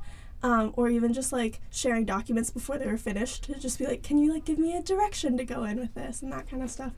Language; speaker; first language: English; native; English